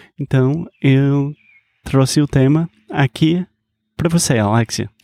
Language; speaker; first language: Portuguese; non-native, fluent; English